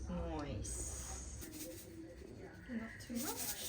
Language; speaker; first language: English; non-native, fluent; Chinese